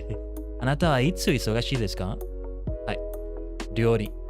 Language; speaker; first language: Japanese; non-native, learner; English